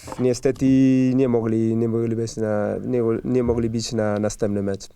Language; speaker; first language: Polish; non-native, learner; Spanish